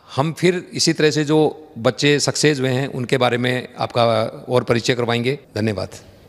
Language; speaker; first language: Hindi; native; Hindi